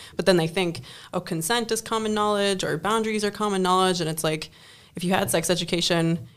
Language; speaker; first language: English; non-native, fluent; German